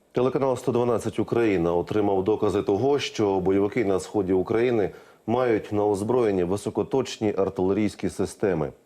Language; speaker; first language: Ukrainian; native; Ukrainian